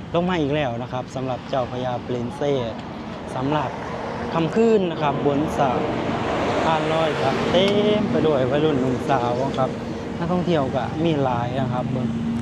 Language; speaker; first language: Thai; non-native, local second language; Lao